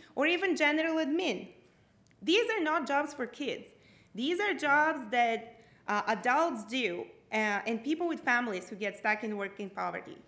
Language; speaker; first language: English; non-native, fluent; Bulgarian